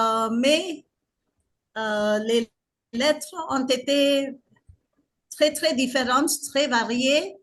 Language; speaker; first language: French; non-native, fluent; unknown